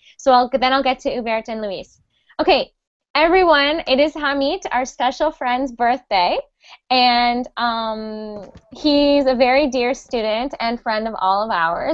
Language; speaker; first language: English; native; English